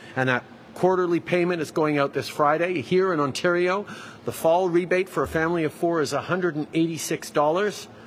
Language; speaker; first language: English; early bilingual, other home language; French